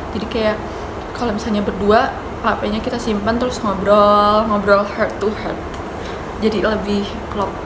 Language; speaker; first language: Indonesian; native; Indonesian